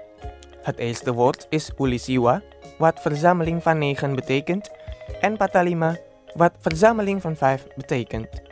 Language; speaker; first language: Dutch; non-native, fluent; Indonesian